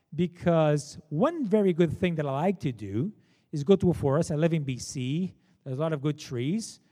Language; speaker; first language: English; non-native, fluent; Portuguese